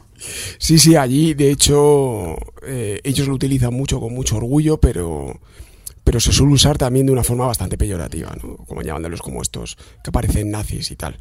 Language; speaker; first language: Spanish; native; Spanish